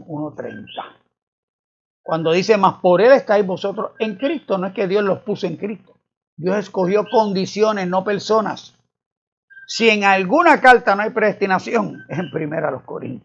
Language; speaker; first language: Spanish; native; Spanish